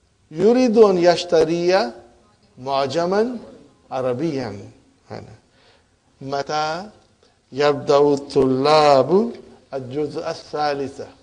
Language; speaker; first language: Arabic; non-native, fluent; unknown